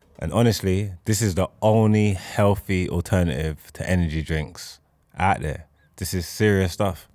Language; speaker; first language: English; native; English